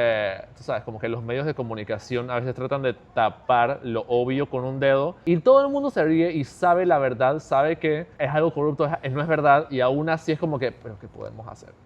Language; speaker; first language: Spanish; native; Spanish